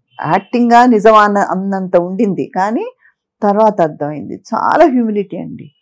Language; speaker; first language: Telugu; native; Telugu